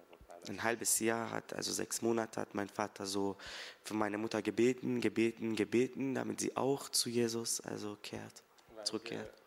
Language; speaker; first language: German; early bilingual, other home language; Persian